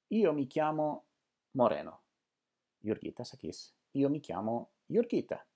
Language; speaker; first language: Italian; non-native, fluent; Lithuanian